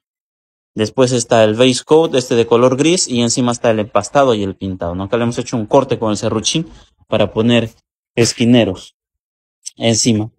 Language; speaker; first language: Spanish; native; Spanish